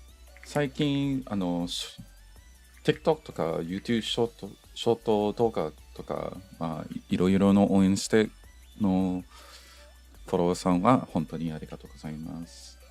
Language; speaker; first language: Japanese; non-native, learner; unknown